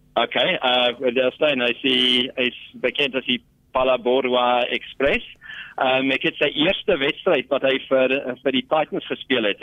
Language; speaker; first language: Afrikaans; non-native, local second language; English